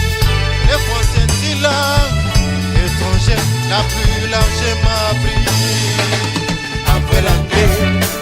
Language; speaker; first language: French; non-native, learner; English